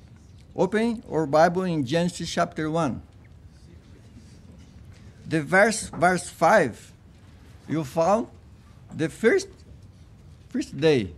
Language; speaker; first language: English; non-native, fluent; Portuguese